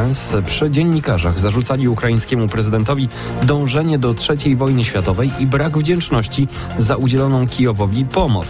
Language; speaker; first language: Polish; native; Polish